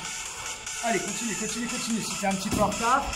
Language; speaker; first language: French; native; French